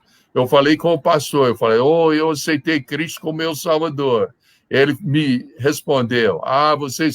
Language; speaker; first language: Portuguese; non-native, fluent; English